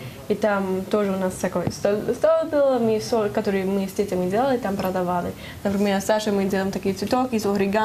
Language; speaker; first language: Russian; non-native, learner; German